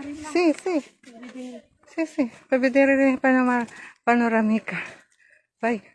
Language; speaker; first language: Italian; non-native, learner; Filipino